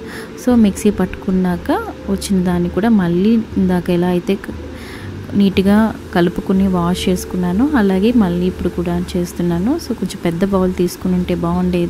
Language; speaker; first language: Telugu; native; Telugu